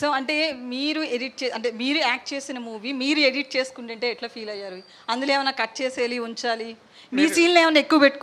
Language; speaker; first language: Telugu; native; Telugu